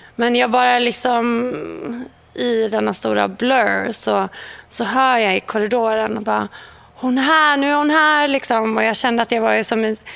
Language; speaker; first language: Swedish; native; Swedish